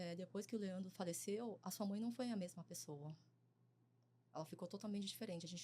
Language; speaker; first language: Portuguese; early bilingual, other home language; Chinese